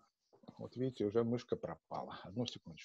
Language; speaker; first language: Russian; native; Russian